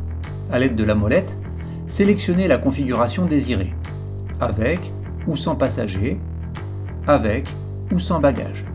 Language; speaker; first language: French; native; French